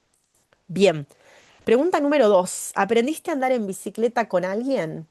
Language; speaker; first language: Spanish; native; Spanish